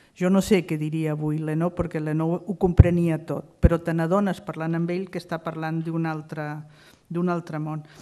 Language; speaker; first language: Catalan; non-native, fluent; Spanish